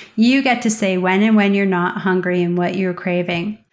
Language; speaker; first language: English; native; English